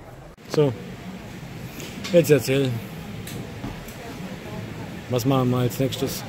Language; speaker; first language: German; native; German